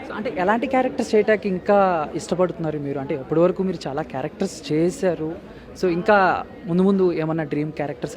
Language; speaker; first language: Telugu; native; Telugu